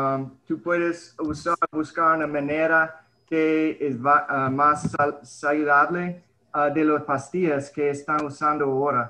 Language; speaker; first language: Spanish; early bilingual, heritage; English